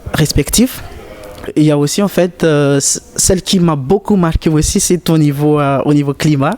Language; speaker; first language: French; native; French